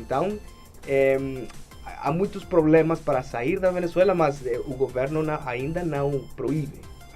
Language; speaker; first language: Portuguese; non-native, fluent; Spanish